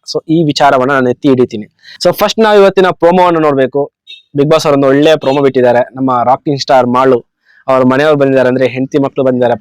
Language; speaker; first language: Kannada; non-native, local second language; Tulu